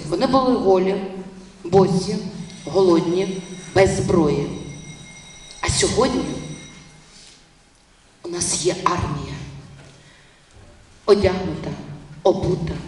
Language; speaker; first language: Ukrainian; non-native, local second language; Russian